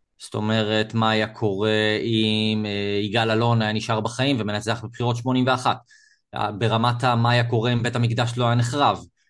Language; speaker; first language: Hebrew; native; Hebrew